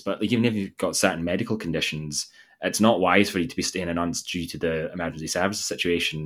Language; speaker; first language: English; native; English